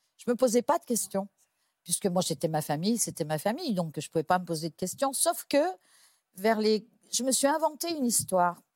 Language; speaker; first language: French; native; French